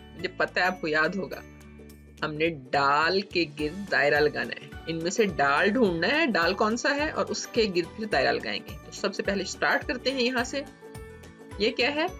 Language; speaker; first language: Urdu; native; Urdu